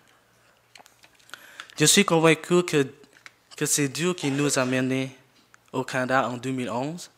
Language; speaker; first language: French; non-native, learner; Jarai